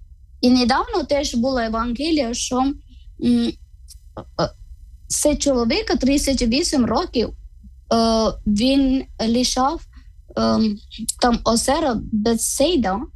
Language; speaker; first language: Ukrainian; non-native, learner; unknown